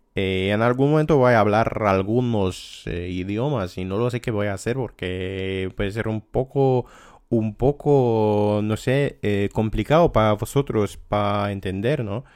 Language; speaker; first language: Spanish; non-native, fluent; Polish